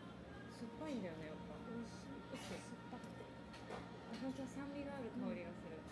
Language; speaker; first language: Japanese; native; Japanese